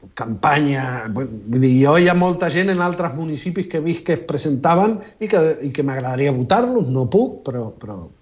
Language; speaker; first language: Catalan; non-native, fluent; Spanish